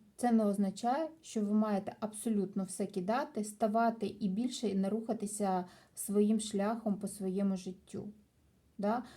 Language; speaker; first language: Ukrainian; native; Ukrainian